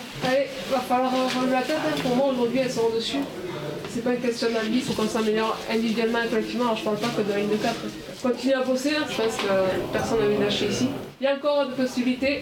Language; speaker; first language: French; native; French